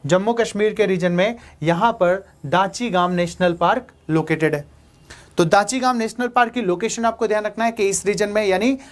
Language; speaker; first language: Hindi; native; Hindi